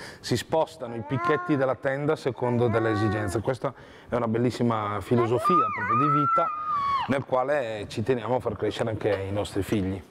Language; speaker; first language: Italian; native; Italian